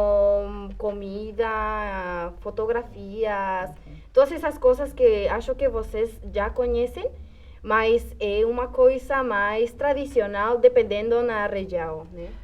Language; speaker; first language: Portuguese; non-native, fluent; Spanish